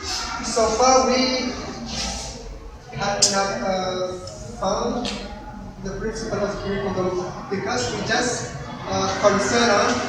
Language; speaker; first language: English; non-native, learner; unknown